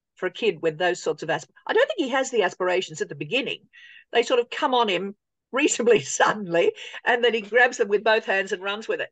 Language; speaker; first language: English; native; English